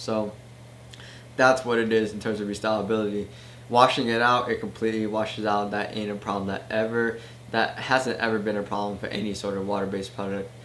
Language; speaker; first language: English; native; English